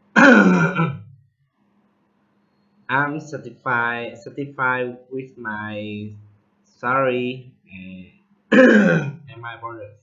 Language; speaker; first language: English; non-native, learner; Vietnamese